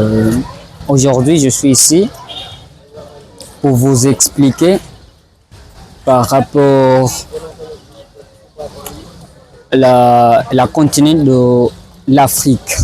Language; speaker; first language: French; non-native, learner; Swahili